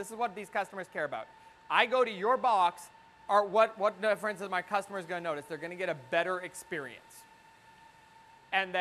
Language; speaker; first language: English; native; English